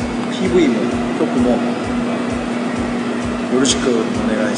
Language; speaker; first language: Japanese; non-native, fluent; Korean